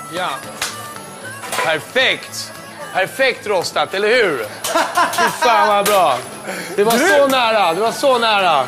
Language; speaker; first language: Swedish; native; Swedish